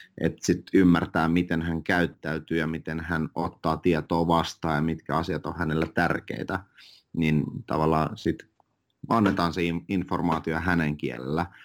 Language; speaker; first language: Finnish; early bilingual, other home language; Russian